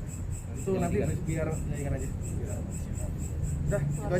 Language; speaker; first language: Indonesian; native; Indonesian